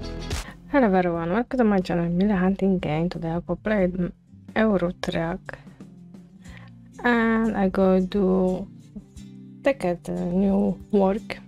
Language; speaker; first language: English; non-native, learner; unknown